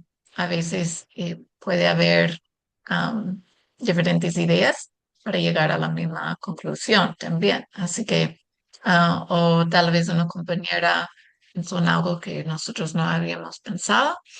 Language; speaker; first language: Spanish; non-native, fluent; English